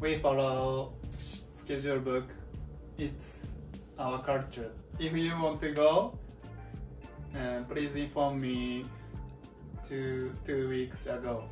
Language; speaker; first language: English; non-native, learner; Japanese